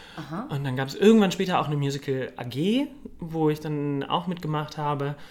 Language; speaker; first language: German; native; German